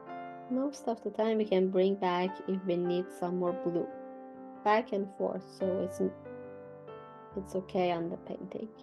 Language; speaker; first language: English; non-native, fluent; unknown